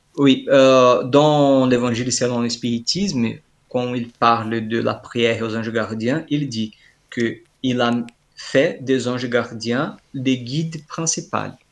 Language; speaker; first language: French; non-native, fluent; Portuguese